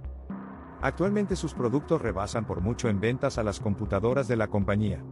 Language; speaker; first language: Spanish; native; Spanish